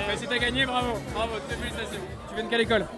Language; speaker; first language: French; native; French